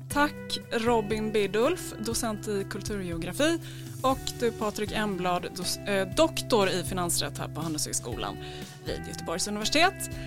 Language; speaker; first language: Swedish; native; Swedish